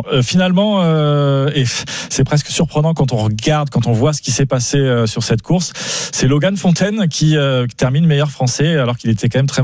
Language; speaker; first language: French; native; French